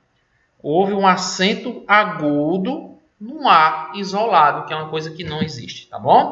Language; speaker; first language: Portuguese; native; Portuguese